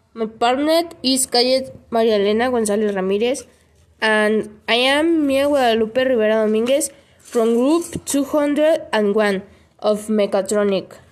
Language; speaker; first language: English; non-native, learner; Spanish